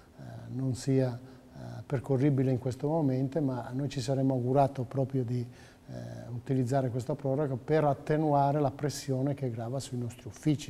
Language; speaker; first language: Italian; native; Italian